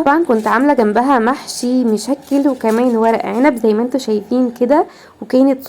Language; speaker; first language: Arabic; native; Arabic